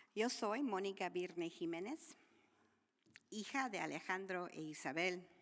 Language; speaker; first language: Spanish; early bilingual, other home language; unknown